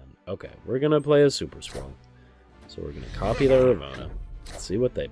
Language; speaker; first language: English; native; English